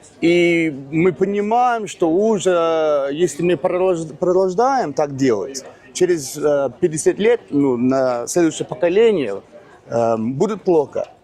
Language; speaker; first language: Russian; non-native, learner; English